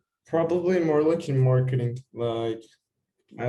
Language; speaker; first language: English; non-native, fluent; Spanish